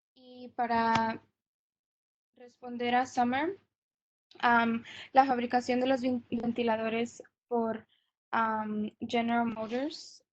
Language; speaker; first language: Spanish; non-native, fluent; English